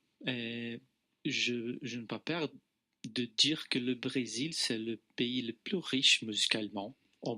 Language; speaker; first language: French; non-native, fluent; Portuguese